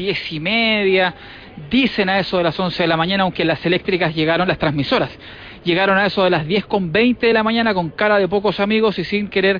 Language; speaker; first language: Spanish; native; Spanish